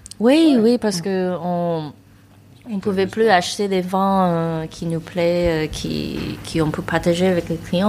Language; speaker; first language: French; non-native, learner; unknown